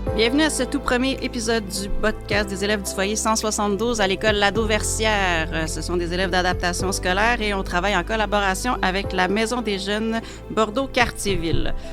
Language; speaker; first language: French; native; French